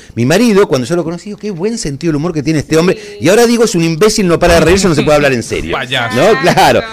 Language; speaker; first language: Spanish; native; Spanish